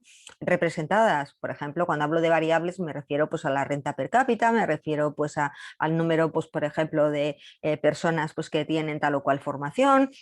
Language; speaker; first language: Spanish; native; Spanish